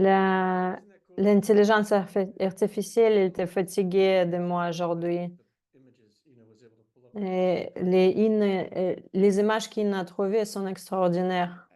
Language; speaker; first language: French; non-native, fluent; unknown